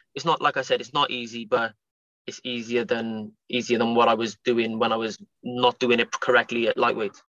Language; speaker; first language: English; native; English